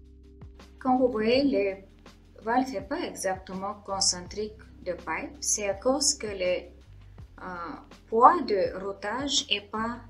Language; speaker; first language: French; non-native, fluent; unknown